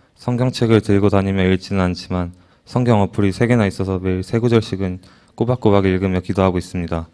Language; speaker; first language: Korean; native; Korean